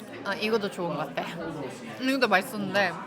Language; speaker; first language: Korean; non-native, fluent; Norwegian